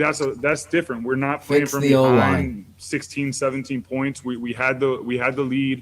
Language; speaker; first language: English; native; English